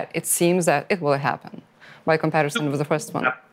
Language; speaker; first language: English; non-native, fluent; Lithuanian